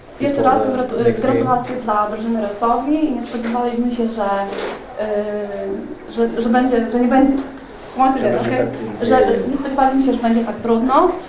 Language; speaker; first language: Polish; native; Polish